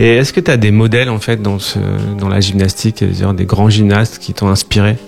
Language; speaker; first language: French; native; French